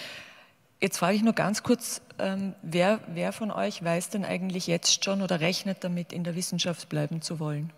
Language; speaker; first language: German; native; German